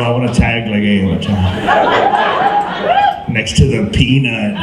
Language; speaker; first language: English; early bilingual, other home language; Spanish